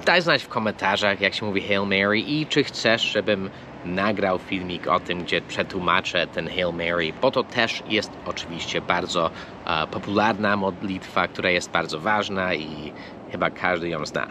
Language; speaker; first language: Polish; non-native, fluent; English